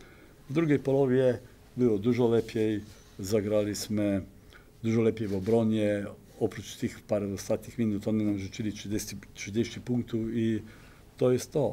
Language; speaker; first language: Polish; non-native, fluent; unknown